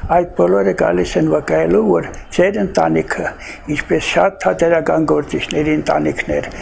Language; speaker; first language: Armenian; native; Armenian